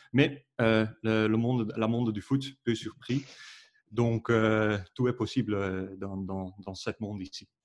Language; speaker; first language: French; non-native, learner; Dutch